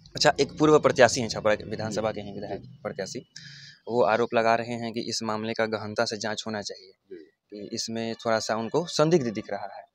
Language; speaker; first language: Hindi; native; Hindi